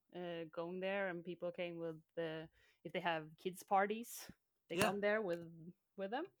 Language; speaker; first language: English; non-native, fluent; Swedish